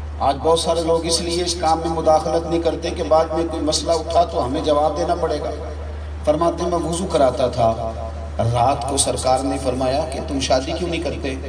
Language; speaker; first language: Urdu; non-native, local second language; Punjabi